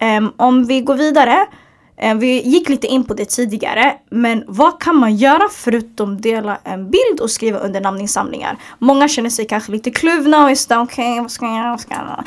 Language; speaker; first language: Swedish; early bilingual, other home language; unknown